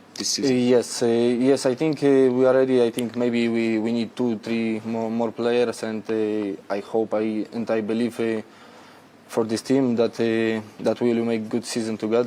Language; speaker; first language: English; non-native, fluent; Polish